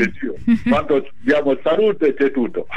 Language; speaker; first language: Italian; non-native, fluent; Bambara